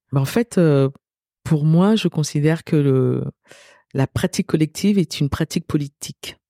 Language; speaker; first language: French; early bilingual, other home language; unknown